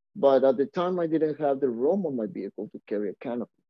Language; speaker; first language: English; non-native, fluent; Spanish